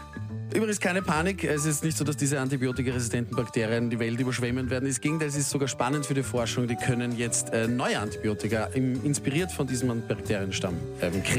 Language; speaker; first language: German; native; German